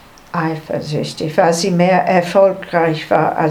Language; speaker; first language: German; non-native, learner; English